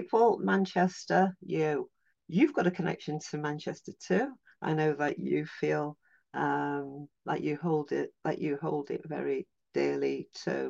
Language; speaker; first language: English; native; English